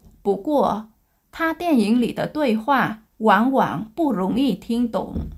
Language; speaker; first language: Chinese; non-native, learner; Vietnamese